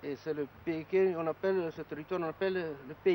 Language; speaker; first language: French; non-native, local second language; Basque